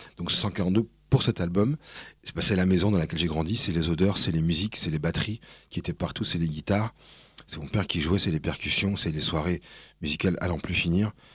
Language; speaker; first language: French; early bilingual, other home language; Spanish